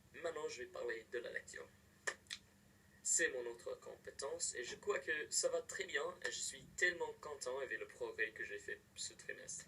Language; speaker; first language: French; non-native, fluent; English